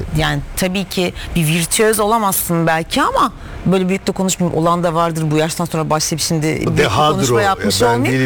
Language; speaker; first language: Turkish; native; Turkish